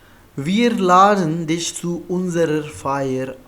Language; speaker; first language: German; non-native, fluent; Urdu